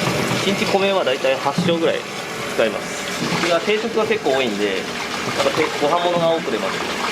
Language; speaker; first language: Japanese; native; Japanese